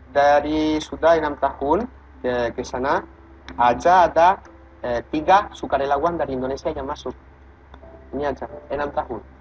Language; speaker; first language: Indonesian; non-native, fluent; Catalan